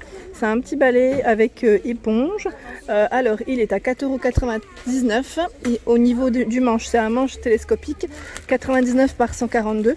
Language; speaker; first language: French; native; French